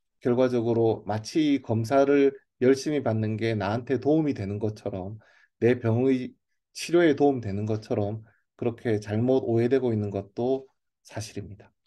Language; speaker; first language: Korean; native; Korean